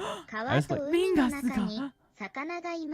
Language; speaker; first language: Japanese; non-native, learner; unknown